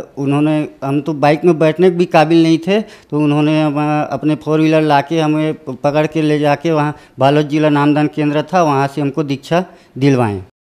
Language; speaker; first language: Hindi; native; Hindi